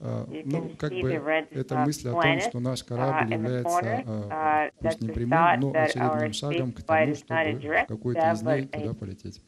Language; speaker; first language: Russian; native; Russian